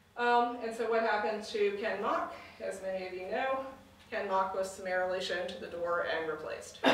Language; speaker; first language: English; native; English